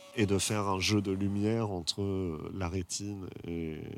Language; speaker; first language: French; native; French